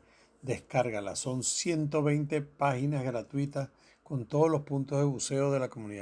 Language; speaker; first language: Spanish; native; Spanish